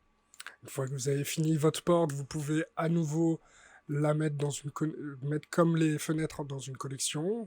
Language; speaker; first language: French; native; French